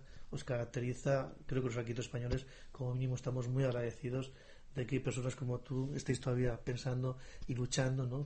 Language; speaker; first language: Spanish; native; Spanish